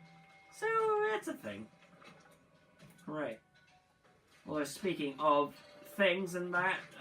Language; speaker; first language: English; native; English